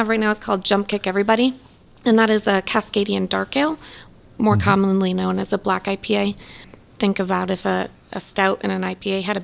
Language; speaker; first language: English; native; English